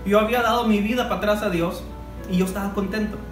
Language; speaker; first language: Spanish; early bilingual, heritage; Spanish